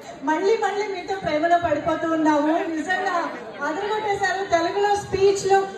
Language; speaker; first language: Telugu; native; Telugu